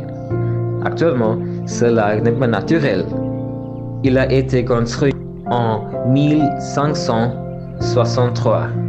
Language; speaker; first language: French; non-native, learner; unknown